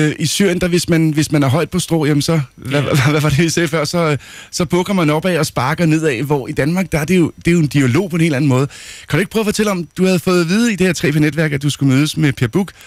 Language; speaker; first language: Danish; native; Danish